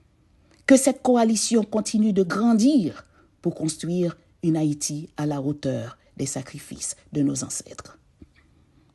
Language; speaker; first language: French; non-native, local second language; Haitian Creole